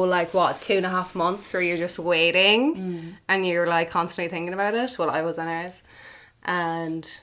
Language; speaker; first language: English; non-native, local second language; Irish